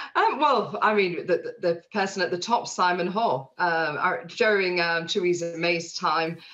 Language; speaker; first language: English; native; English